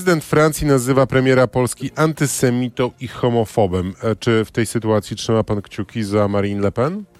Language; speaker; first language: Polish; native; Polish